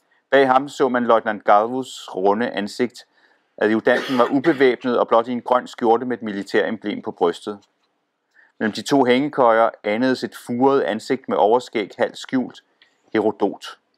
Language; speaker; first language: Danish; native; Danish